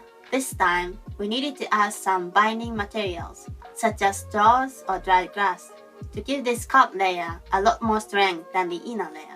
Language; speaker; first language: English; non-native, fluent; Japanese